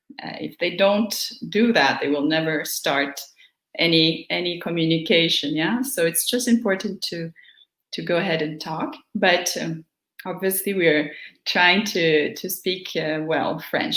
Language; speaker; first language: English; non-native, fluent; Portuguese